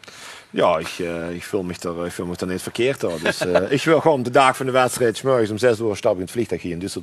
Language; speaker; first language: Dutch; native; Dutch